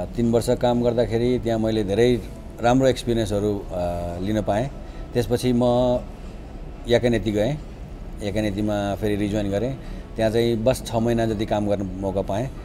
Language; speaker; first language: Nepali; native; Nepali